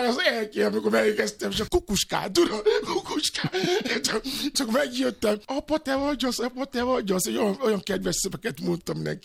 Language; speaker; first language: Hungarian; non-native, learner; Albanian